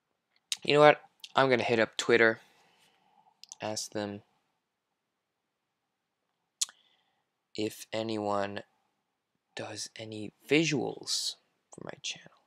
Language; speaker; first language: English; non-native, fluent; French